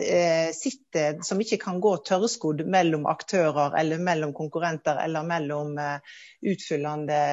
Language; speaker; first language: Norwegian; native; Norwegian